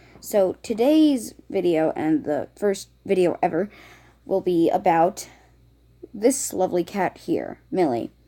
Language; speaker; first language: English; native; English